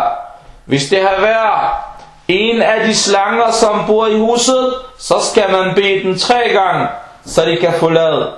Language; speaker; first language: Danish; non-native, fluent; Arabic